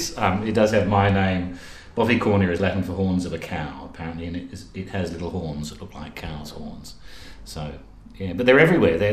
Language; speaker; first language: English; native; English